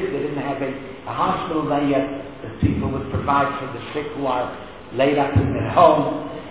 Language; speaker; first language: English; native; English